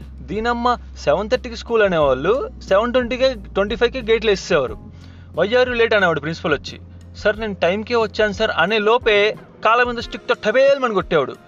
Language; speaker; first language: Telugu; non-native, local second language; Hindi